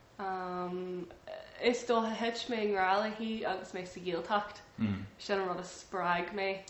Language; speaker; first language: Irish; non-native, local second language; English